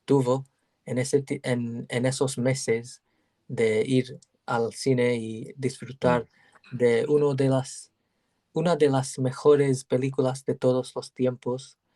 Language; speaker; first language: Spanish; non-native, learner; English